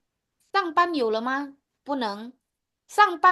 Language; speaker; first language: Chinese; non-native, fluent; Indonesian